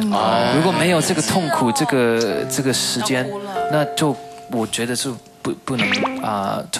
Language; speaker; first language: Chinese; early bilingual, heritage; Chinese